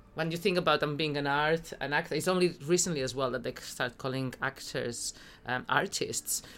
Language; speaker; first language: English; non-native, fluent; Spanish